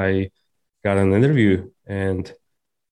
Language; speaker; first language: English; non-native, fluent; Kazakh